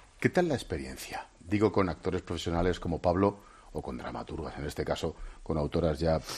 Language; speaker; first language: Spanish; native; Spanish